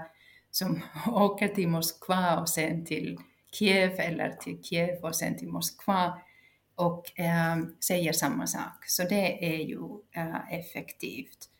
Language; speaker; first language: Swedish; non-native, local second language; Finnish